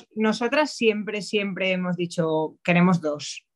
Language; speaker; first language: Spanish; native; Spanish